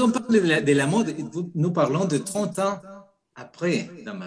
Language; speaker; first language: French; non-native, fluent; Spanish